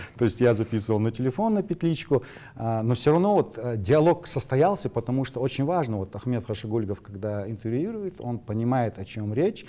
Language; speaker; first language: Russian; non-native, local second language; Ingush